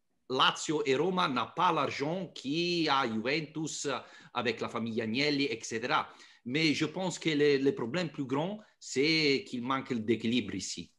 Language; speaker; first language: French; non-native, fluent; Italian